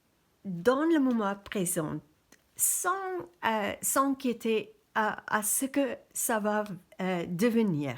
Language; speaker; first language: French; non-native, fluent; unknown